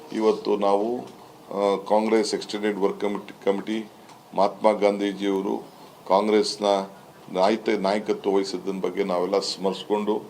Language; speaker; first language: Kannada; native; Kannada